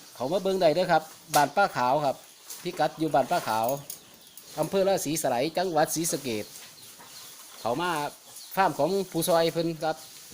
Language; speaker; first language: Thai; native; Thai